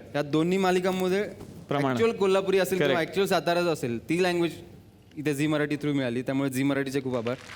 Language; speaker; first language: Marathi; native; Marathi